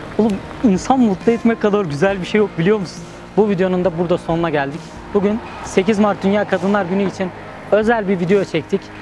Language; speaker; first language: Turkish; native; Turkish